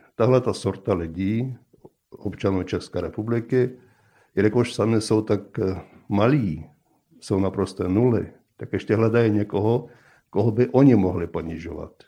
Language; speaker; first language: Czech; native; Czech